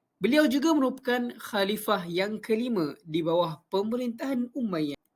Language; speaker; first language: Malay; native; Malay